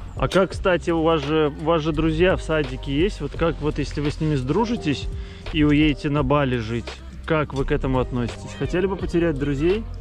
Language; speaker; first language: Russian; native; Russian